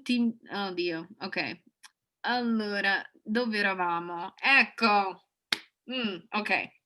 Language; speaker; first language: Italian; non-native, fluent; English